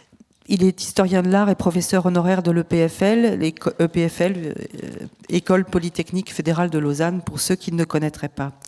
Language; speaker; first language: French; native; French